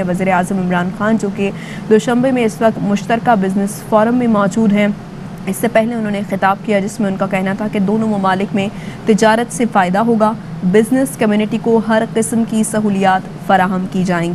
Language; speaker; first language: Urdu; native; Urdu